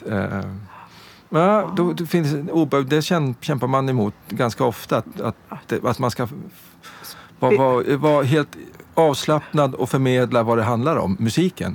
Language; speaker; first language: Swedish; native; Swedish